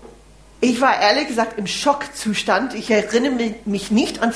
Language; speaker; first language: German; non-native, fluent; English